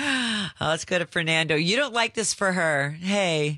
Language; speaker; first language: English; native; English